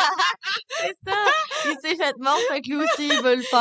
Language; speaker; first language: French; native; French